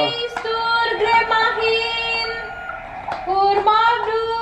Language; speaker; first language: Swedish; non-native, learner; Indonesian